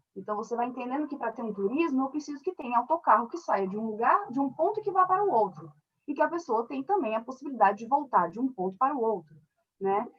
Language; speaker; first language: Portuguese; early bilingual, other home language; French